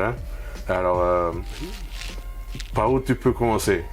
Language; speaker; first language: French; non-native, fluent; Spanish